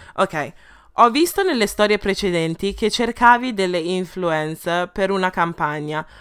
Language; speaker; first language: Italian; early bilingual, other home language; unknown